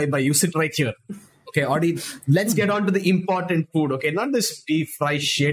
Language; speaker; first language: English; non-native, local second language; Tamil